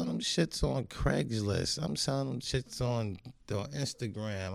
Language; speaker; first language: English; native; English